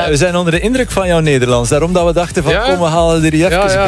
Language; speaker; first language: Dutch; native; Dutch